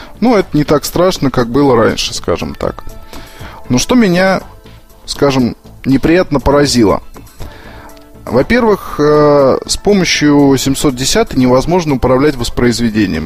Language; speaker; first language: Russian; native; Russian